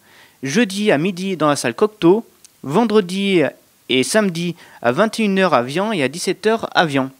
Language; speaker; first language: French; native; French